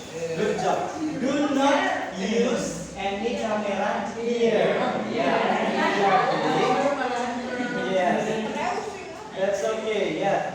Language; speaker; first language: English; non-native, learner; Indonesian